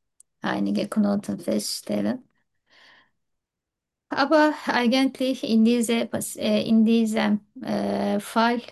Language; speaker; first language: German; non-native, learner; Turkish